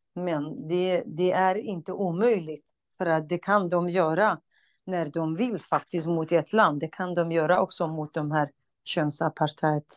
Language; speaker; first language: Swedish; non-native, fluent; Central Kurdish